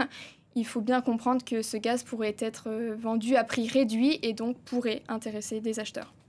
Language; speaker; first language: French; native; French